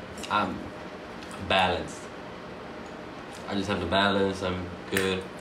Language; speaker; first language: English; non-native, fluent; Slovak